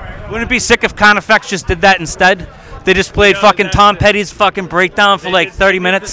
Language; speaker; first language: English; native; English